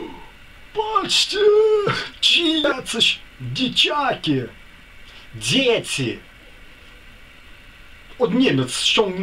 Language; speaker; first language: Polish; non-native, fluent; Ukrainian